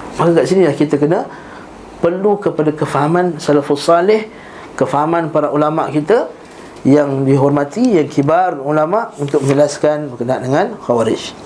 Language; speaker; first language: Malay; native; Malay